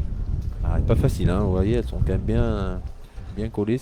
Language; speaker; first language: French; native; French